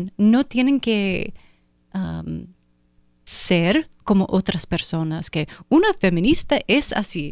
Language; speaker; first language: Spanish; non-native, fluent; English